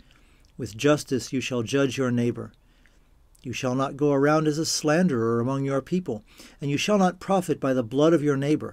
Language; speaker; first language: English; native; English